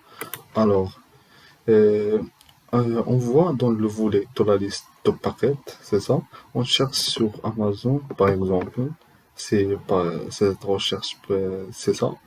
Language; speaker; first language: French; non-native, learner; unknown